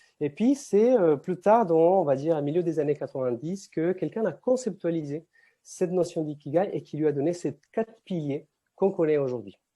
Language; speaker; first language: French; non-native, fluent; Spanish